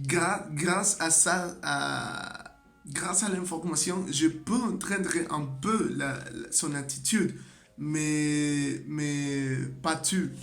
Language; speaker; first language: French; non-native, learner; Spanish